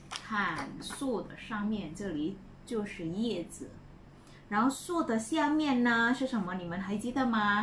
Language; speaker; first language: Chinese; non-native, fluent; Indonesian